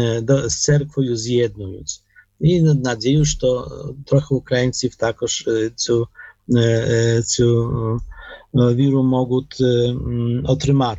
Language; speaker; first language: Polish; non-native, learner; Ukrainian